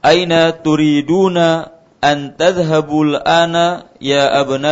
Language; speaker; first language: Arabic; non-native, learner; Indonesian